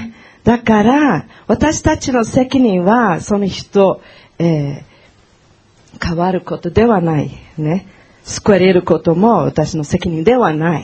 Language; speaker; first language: Japanese; non-native, learner; Portuguese